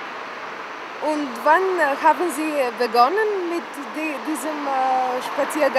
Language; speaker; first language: German; non-native, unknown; Slovenian